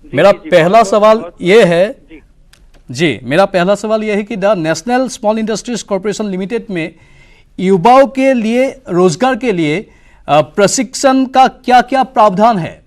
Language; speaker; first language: Hindi; non-native, local second language; Assamese